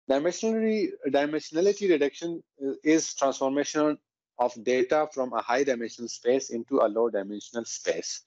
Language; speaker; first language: English; non-native, local second language; Urdu